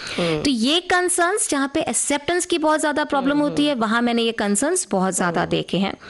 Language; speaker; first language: Hindi; native; Hindi